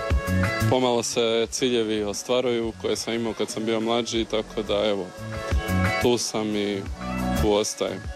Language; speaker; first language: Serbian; early bilingual, heritage; Croatian